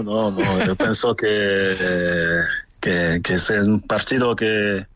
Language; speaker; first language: Spanish; non-native, fluent; French